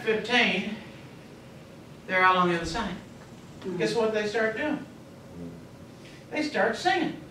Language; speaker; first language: English; native; English